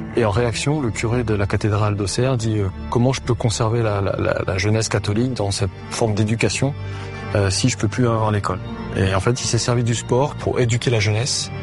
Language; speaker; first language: French; native; French